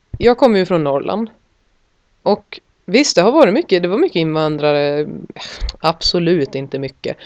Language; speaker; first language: Swedish; native; Swedish